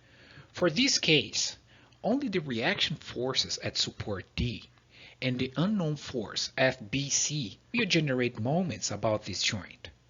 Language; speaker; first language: English; non-native, fluent; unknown